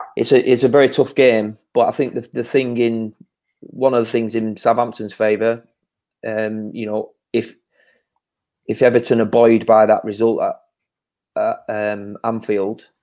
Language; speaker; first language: English; native; English